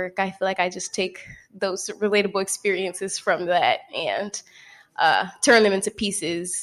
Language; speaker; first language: English; native; English